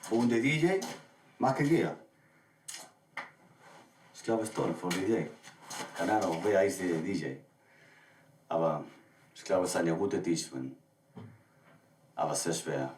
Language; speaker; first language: German; non-native, learner; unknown